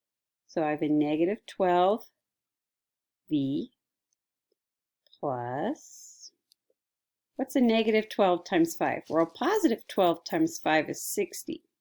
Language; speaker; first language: English; native; English